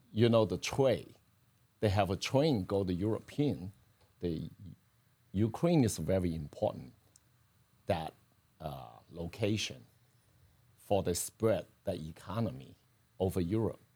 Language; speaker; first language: English; non-native, fluent; Chinese